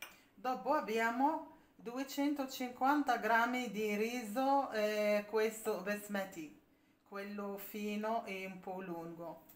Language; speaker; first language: Italian; non-native, learner; Arabic